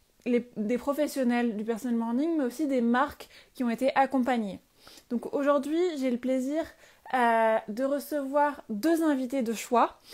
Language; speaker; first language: French; native; French